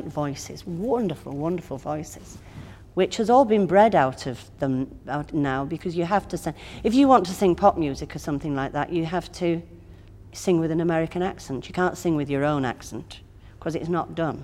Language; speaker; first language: English; native; English